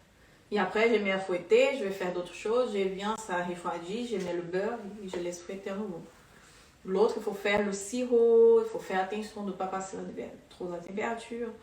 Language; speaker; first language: French; non-native, fluent; Portuguese